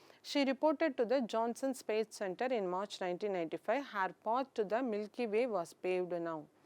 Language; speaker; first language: English; non-native, local second language; Tamil